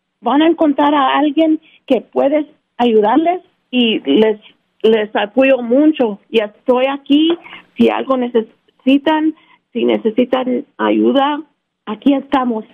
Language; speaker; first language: Spanish; early bilingual, heritage; Spanish